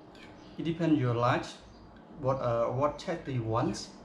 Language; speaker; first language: English; non-native, local second language; Khmer